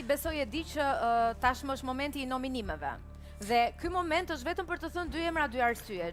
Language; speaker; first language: Albanian; native; Albanian